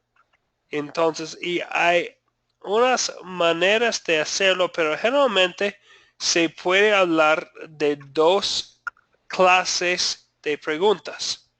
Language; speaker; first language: Spanish; non-native, fluent; English